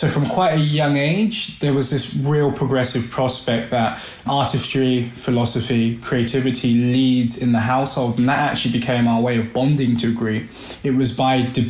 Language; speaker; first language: English; native; English